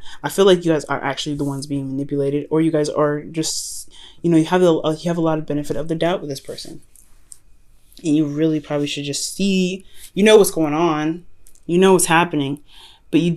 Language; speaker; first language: English; native; English